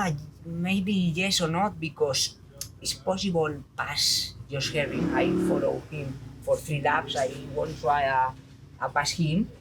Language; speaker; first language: English; non-native, learner; Spanish